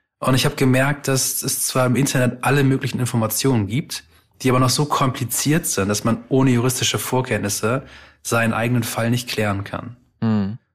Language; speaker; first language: German; early bilingual, other home language; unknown